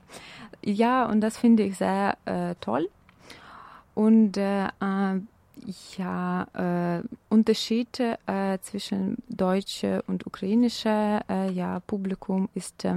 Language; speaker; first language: German; non-native, fluent; Ukrainian